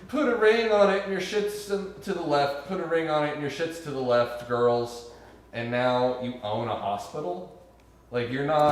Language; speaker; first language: English; native; English